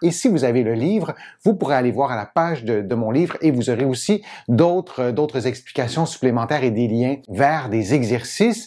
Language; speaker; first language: French; native; French